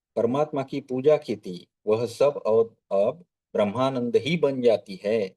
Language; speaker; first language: Hindi; non-native, local second language; Marathi